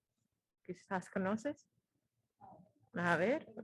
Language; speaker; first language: Spanish; non-native, fluent; English